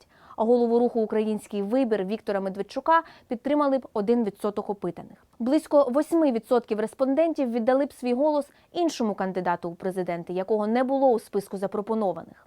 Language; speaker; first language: Ukrainian; native; Ukrainian